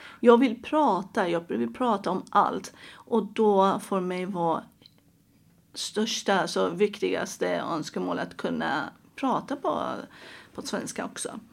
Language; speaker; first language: Swedish; non-native, fluent; Persian